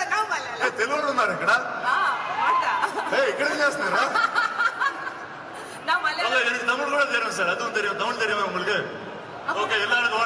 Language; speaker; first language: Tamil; non-native, learner; Telugu